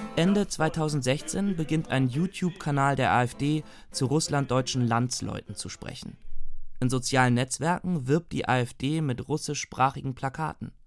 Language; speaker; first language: German; native; German